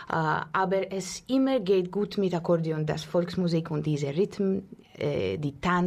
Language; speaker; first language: German; non-native, learner; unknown